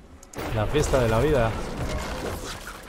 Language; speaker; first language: Spanish; native; Spanish